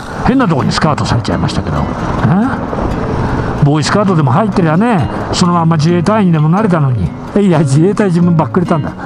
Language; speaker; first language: Japanese; native; Japanese